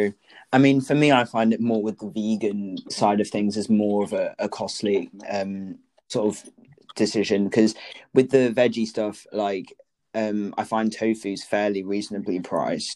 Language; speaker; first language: English; native; English